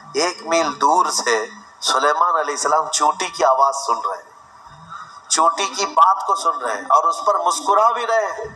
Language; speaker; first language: Urdu; native; Urdu